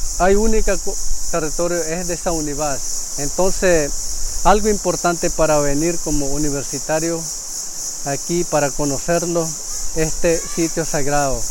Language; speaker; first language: Spanish; non-native, local second language; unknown